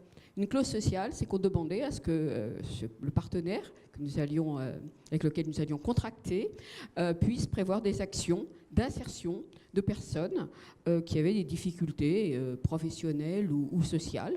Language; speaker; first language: French; native; French